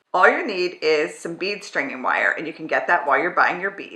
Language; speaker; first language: English; native; English